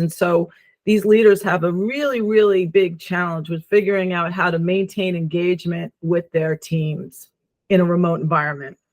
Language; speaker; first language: English; native; English